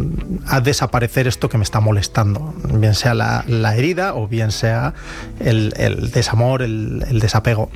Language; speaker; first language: Spanish; native; Spanish